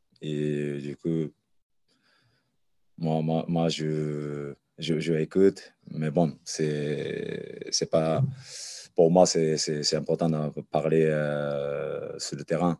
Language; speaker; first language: French; non-native, learner; Japanese